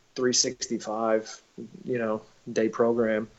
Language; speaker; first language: English; native; English